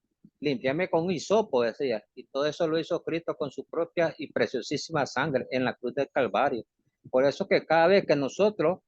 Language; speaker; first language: Spanish; native; Spanish